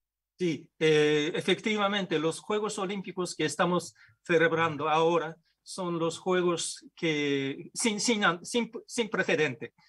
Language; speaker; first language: Spanish; non-native, fluent; Japanese